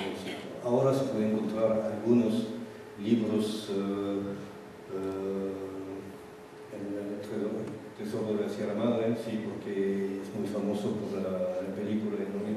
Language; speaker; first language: Spanish; non-native, fluent; French